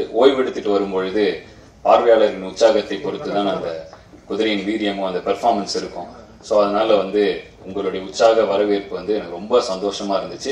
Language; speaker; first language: Tamil; native; Tamil